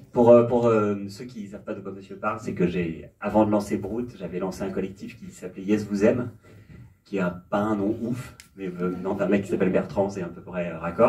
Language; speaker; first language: French; native; French